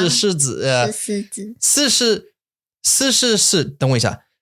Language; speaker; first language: Chinese; non-native, learner; English